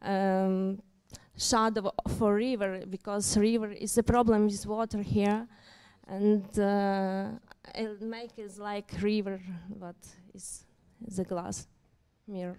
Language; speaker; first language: English; non-native, learner; Ukrainian